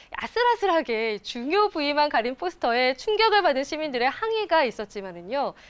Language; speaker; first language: Korean; native; Korean